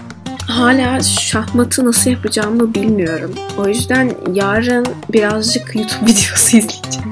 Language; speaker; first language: Turkish; native; Turkish